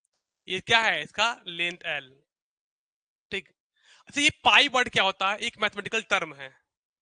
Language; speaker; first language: Hindi; native; Hindi